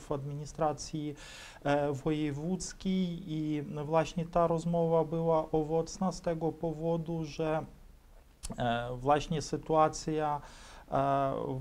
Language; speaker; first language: Polish; non-native, fluent; Ukrainian